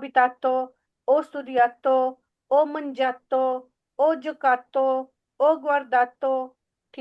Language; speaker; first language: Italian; non-native, fluent; Punjabi